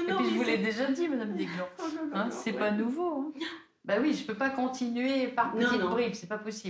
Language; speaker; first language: French; native; French